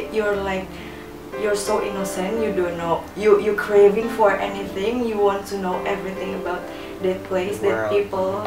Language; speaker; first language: English; non-native, learner; Indonesian